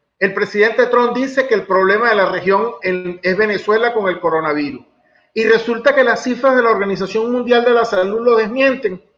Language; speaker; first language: Spanish; native; Spanish